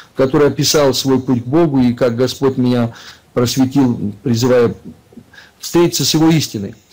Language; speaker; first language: Russian; native; Russian